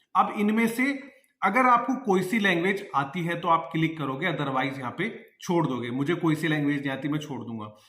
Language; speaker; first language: Hindi; native; Hindi